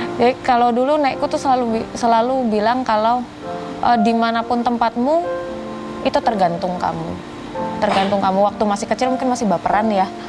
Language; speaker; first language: Indonesian; native; Indonesian